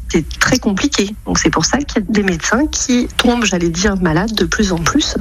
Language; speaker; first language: French; native; French